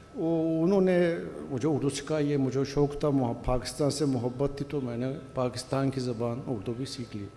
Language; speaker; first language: Urdu; non-native, fluent; Turkish